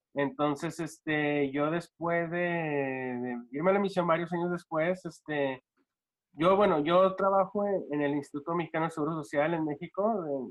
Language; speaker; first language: Spanish; native; Spanish